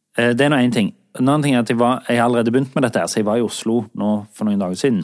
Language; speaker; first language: Norwegian; native; Norwegian